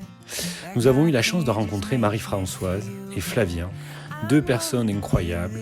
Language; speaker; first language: French; native; French